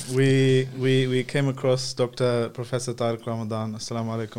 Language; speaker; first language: English; native; English